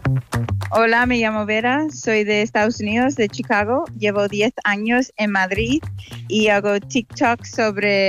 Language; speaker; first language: Spanish; non-native, fluent; English